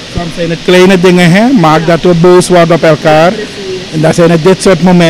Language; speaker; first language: Dutch; native; Dutch